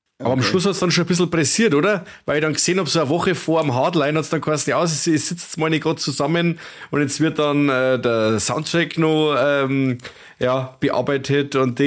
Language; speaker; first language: German; native; German